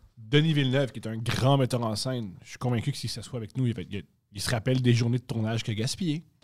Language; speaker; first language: French; native; French